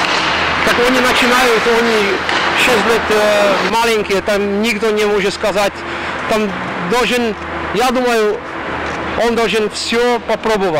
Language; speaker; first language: Russian; non-native, learner; Czech